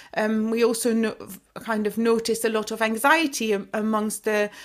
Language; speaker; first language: English; non-native, fluent; Dutch